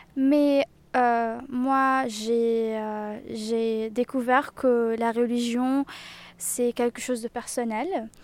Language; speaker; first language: French; non-native, local second language; Arabic